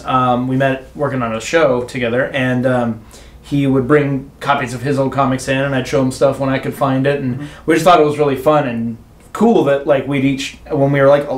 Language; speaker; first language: English; native; English